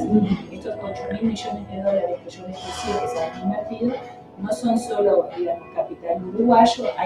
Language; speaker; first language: Spanish; native; Spanish